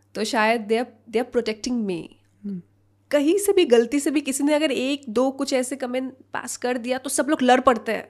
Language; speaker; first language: Hindi; non-native, local second language; Assamese